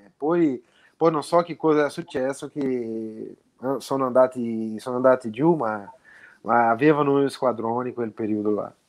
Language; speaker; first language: Italian; non-native, fluent; Portuguese